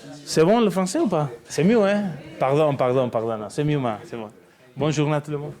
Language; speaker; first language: French; non-native, learner; Spanish